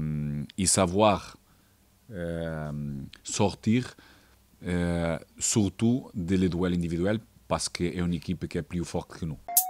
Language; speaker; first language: French; non-native, fluent; Portuguese